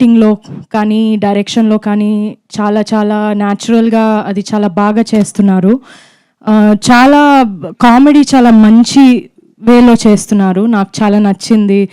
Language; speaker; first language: Telugu; non-native, fluent; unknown